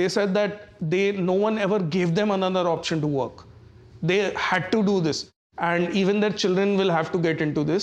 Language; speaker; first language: English; non-native, local second language; Hindi